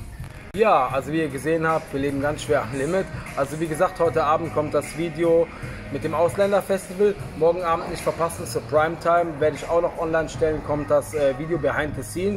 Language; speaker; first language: German; native; German